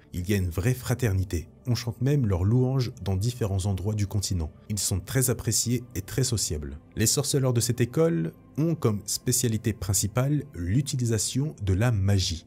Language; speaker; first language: French; native; French